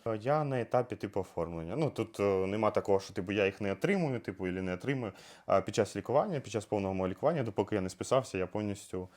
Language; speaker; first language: Ukrainian; native; Ukrainian